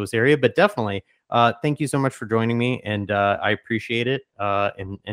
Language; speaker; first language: English; native; English